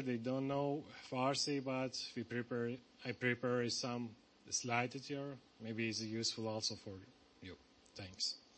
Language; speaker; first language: English; non-native, learner; Persian